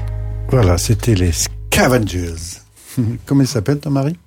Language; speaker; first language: French; native; French